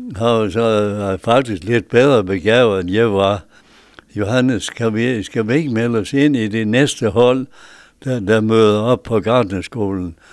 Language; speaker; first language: Danish; native; Danish